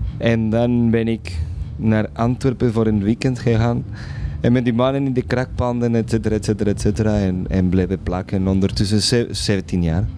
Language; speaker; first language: Dutch; non-native, fluent; Spanish